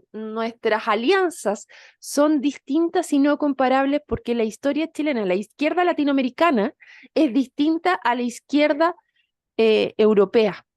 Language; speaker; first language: Spanish; native; Spanish